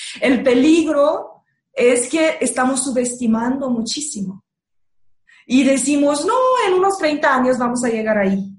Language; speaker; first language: Spanish; non-native, fluent; Romanian